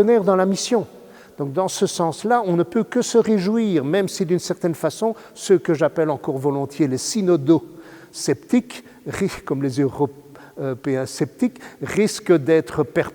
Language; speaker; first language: French; native; French